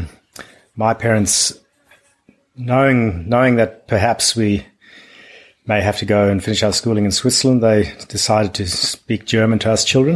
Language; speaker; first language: English; non-native, local second language; German